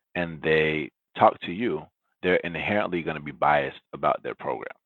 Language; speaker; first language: English; early bilingual, other home language; Spanish